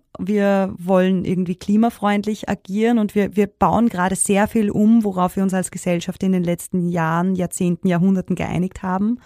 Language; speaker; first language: German; native; German